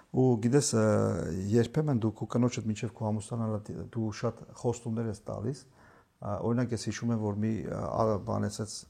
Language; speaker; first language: Armenian; native; Armenian